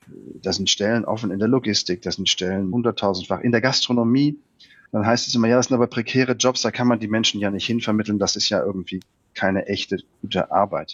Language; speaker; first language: German; native; German